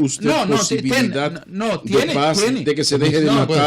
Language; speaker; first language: Spanish; native; Spanish